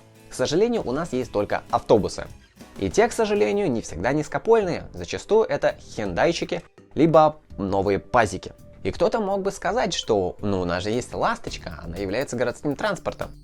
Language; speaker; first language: Russian; native; Russian